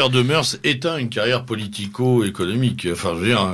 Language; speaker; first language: French; native; French